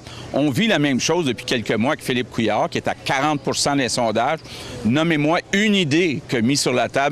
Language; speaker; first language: French; native; French